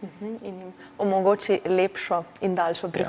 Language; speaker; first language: Slovenian; native; Slovenian